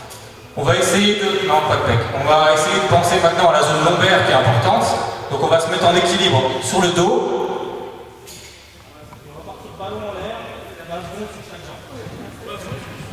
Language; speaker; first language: French; native; French